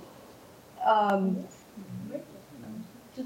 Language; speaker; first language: English; non-native, learner; Spanish